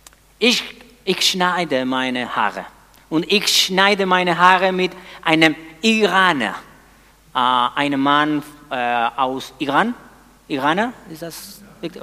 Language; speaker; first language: German; non-native, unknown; Spanish